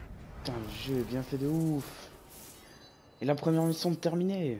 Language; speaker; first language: French; native; French